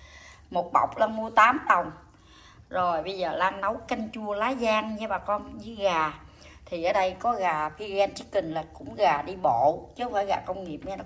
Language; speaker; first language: Vietnamese; native; Vietnamese